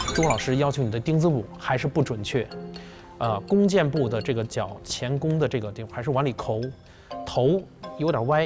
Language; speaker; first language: Chinese; native; Chinese